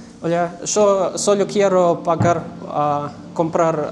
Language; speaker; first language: Spanish; non-native, learner; Russian